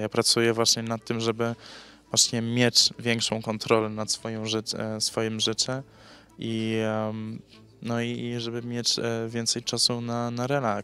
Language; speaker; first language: Polish; early bilingual, heritage; English